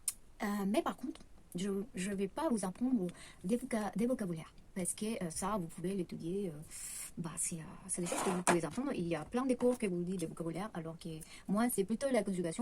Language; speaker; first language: French; non-native, fluent; Spanish